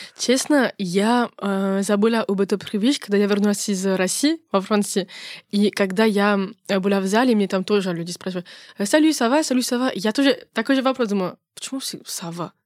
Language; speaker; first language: Russian; non-native, fluent; French